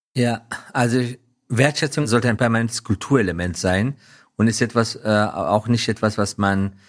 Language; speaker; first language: German; non-native, fluent; Persian